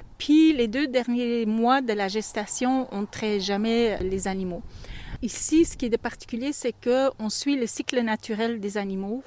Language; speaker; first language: French; native; French